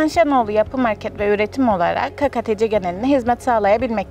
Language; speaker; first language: Turkish; native; Turkish